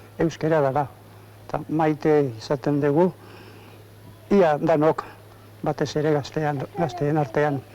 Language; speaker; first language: Basque; non-native, local second language; Spanish